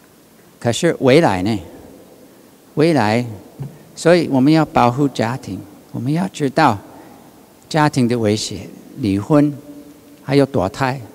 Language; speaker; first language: Chinese; non-native, learner; English